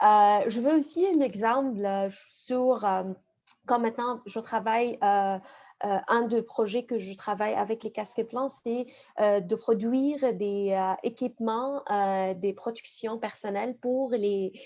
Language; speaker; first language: French; non-native, fluent; Arabic